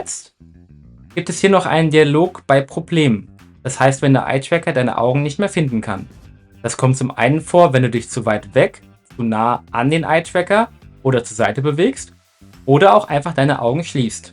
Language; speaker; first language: German; native; German